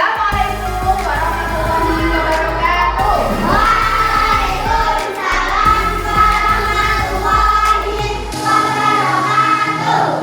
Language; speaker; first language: Indonesian; native; Indonesian